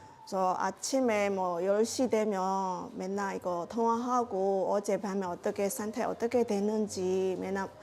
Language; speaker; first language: Korean; non-native, learner; Burmese